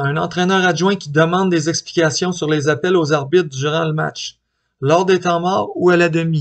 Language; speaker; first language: French; native; French